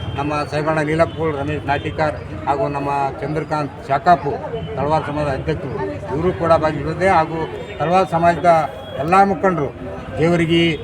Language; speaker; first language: Kannada; native; Kannada